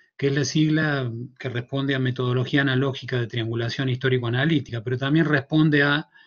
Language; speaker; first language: Spanish; native; Spanish